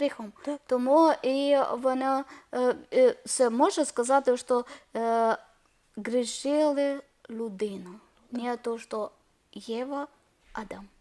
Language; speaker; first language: Ukrainian; non-native, learner; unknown